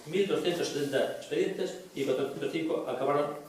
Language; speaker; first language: Spanish; non-native, local second language; Galician